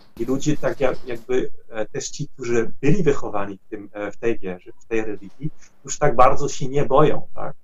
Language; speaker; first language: Polish; non-native, fluent; Dutch